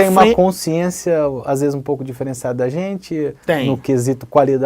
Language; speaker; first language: Portuguese; native; Portuguese